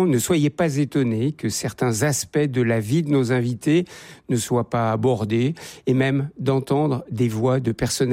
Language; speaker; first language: French; native; French